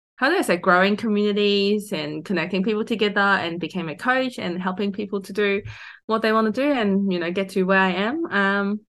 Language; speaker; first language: English; non-native, local second language; Cantonese